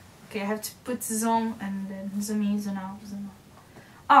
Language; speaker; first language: English; non-native, learner; Portuguese